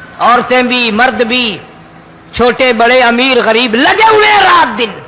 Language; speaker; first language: Urdu; non-native, local second language; Saraiki